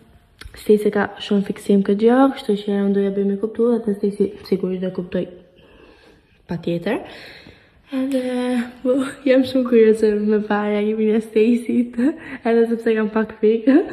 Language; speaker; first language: Albanian; early bilingual, heritage; Albanian